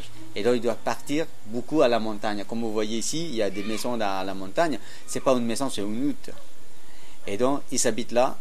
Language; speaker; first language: French; non-native, learner; Indonesian